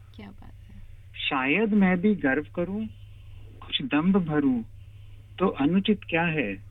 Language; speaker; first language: Hindi; native; Hindi